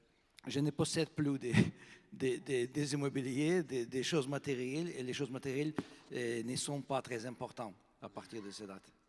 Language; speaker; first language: French; non-native, fluent; Russian